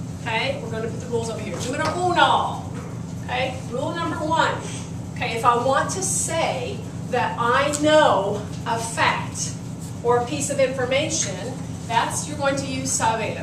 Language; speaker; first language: English; native; English